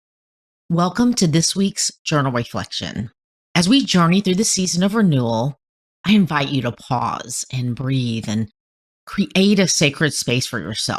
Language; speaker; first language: English; native; English